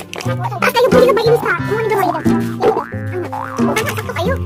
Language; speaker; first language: Filipino; non-native, local second language; Cebuano